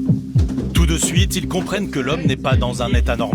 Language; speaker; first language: French; native; French